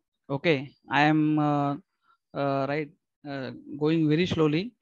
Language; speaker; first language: English; non-native, local second language; Marathi